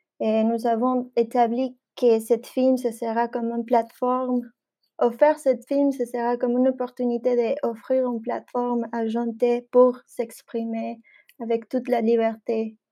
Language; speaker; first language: French; non-native, fluent; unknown